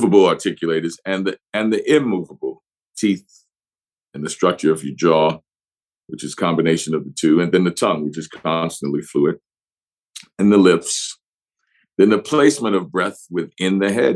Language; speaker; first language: English; native; English